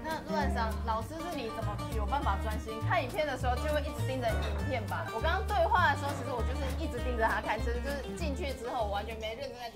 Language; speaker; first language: Chinese; native; Chinese